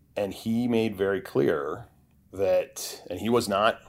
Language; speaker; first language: English; native; English